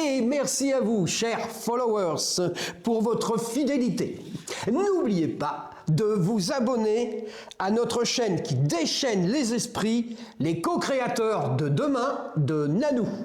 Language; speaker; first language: French; native; French